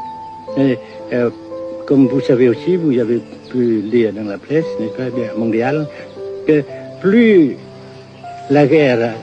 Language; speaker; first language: French; non-native, fluent; Vietnamese